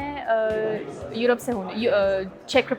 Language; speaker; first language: Hindi; non-native, learner; Czech